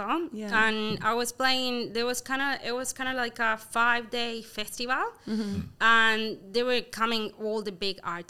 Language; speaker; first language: English; non-native, fluent; Spanish